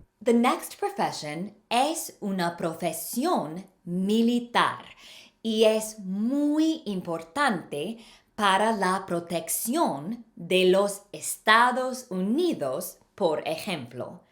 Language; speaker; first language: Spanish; non-native, fluent; English